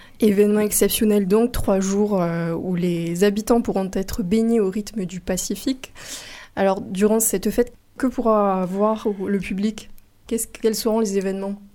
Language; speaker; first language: French; native; French